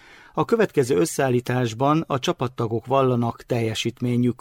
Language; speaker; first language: Hungarian; native; Hungarian